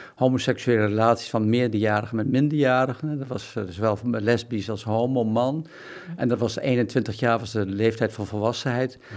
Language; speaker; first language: Dutch; native; Dutch